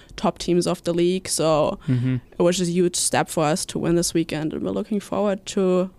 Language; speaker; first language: English; non-native, fluent; German